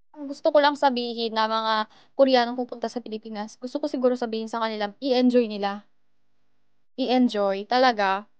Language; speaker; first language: Filipino; early bilingual, other home language; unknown